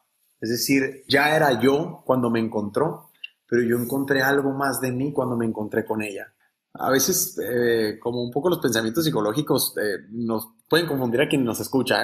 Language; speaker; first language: Spanish; native; Spanish